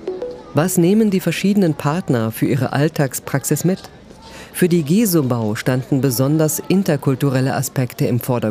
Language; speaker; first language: German; native; German